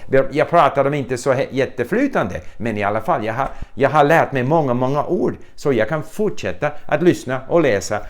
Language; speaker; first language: Swedish; non-native, fluent; English